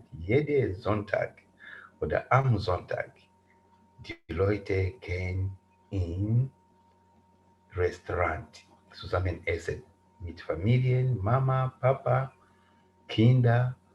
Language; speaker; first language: German; non-native, fluent; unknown